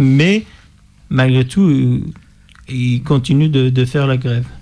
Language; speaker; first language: French; non-native, fluent; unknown